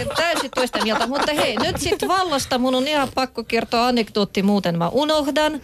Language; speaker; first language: Finnish; non-native, fluent; Russian